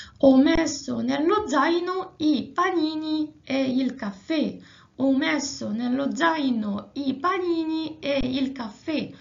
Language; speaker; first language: Italian; non-native, fluent; Arabic